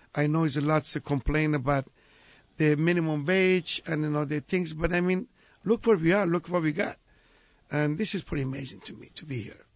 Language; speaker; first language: English; non-native, fluent; Italian